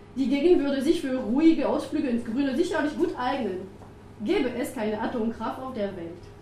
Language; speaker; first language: German; non-native, fluent; French